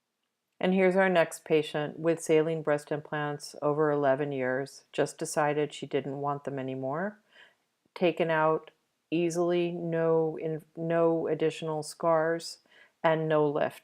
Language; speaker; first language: English; native; English